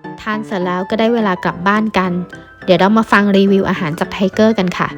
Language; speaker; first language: Thai; native; Thai